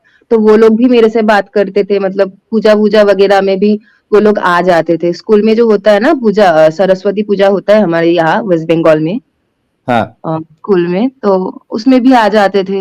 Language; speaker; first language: Hindi; non-native, local second language; Bangla